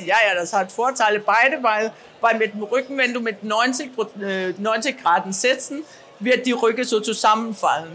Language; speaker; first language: German; non-native, learner; Danish